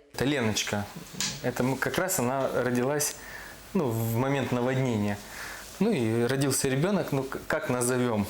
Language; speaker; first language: Russian; native; Russian